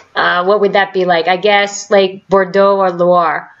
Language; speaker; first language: English; native; English